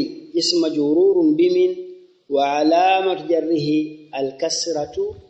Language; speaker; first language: Arabic; non-native, fluent; Swahili